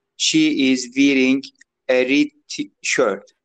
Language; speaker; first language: English; non-native, learner; Turkish